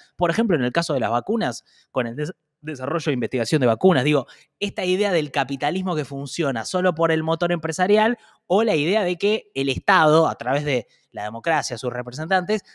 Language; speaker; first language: Spanish; native; Spanish